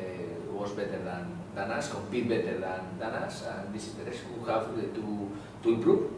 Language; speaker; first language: English; non-native, learner; Spanish